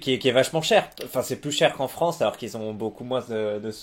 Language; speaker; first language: French; native; French